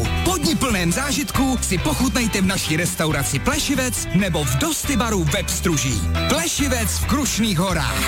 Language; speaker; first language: Czech; native; Czech